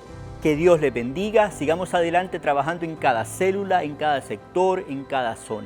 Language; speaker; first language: Spanish; native; Spanish